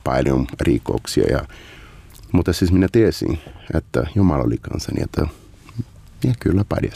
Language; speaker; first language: Finnish; non-native, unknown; Portuguese